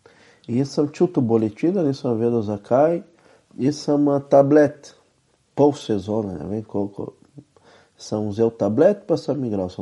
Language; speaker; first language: Slovenian; non-native, fluent; Portuguese